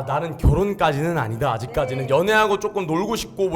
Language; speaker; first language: Korean; native; Korean